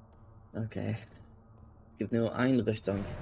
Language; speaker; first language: German; non-native, learner; English